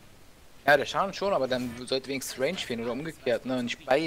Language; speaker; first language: German; native; German